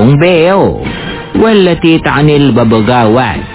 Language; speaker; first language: Arabic; non-native, fluent; Indonesian